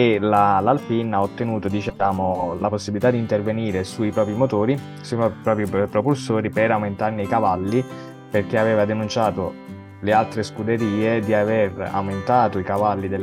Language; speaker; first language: Italian; native; Italian